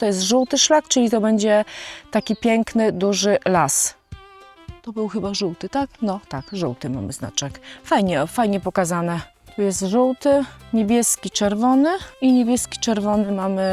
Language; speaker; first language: Polish; native; Polish